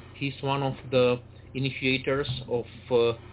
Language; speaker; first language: English; non-native, fluent; Romanian